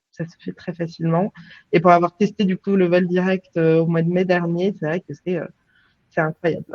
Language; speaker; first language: French; native; French